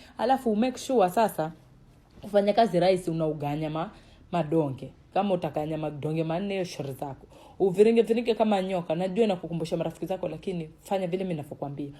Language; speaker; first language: Swahili; native; Swahili